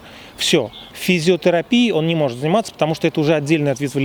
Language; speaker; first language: Russian; native; Russian